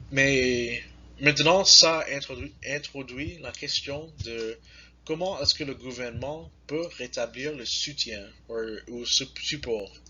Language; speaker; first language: French; non-native, learner; English